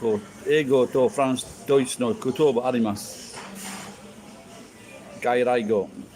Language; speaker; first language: Japanese; non-native, learner; English